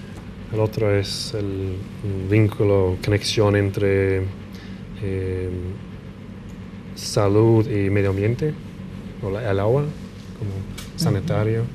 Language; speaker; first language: Spanish; non-native, fluent; English